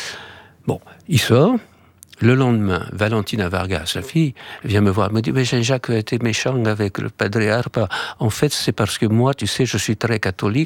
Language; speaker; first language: French; native; French